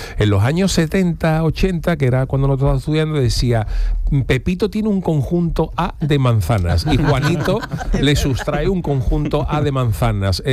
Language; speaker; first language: Spanish; native; Spanish